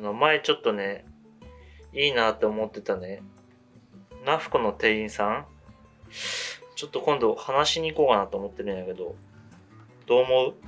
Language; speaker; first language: Japanese; native; Japanese